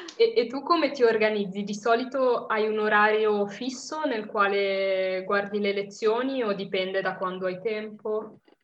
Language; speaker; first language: Italian; native; Italian